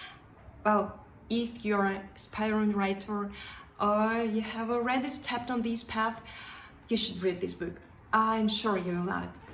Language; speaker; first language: English; non-native, fluent; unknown